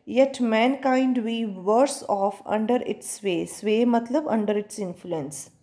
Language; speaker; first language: English; non-native, local second language; Punjabi